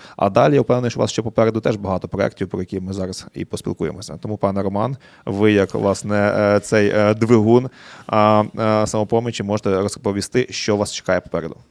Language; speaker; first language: Ukrainian; native; Ukrainian